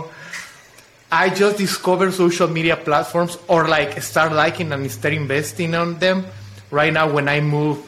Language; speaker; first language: English; non-native, fluent; Spanish